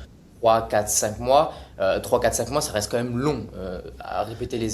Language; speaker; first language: French; native; French